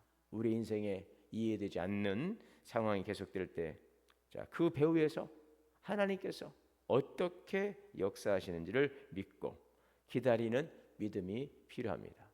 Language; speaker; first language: Korean; native; Korean